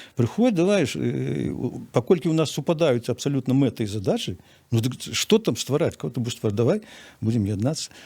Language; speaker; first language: Belarusian; native; Belarusian